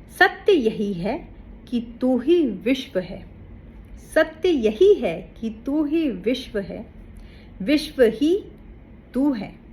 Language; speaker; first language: Hindi; native; Hindi